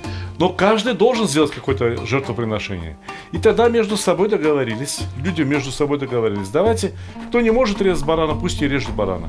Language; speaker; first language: Russian; native; Russian